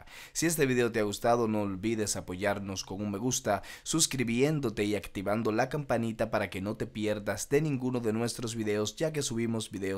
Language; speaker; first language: Spanish; native; Spanish